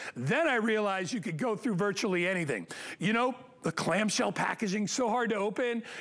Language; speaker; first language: English; native; English